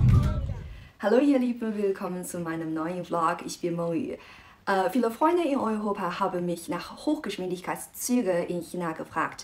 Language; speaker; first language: German; non-native, fluent; Chinese